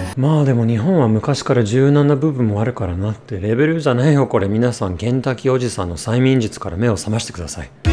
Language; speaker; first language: Japanese; non-native, fluent; English